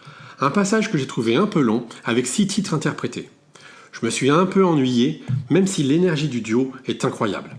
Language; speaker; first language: French; native; French